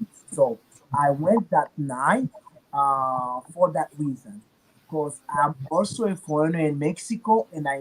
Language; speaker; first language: English; non-native, learner; Haitian Creole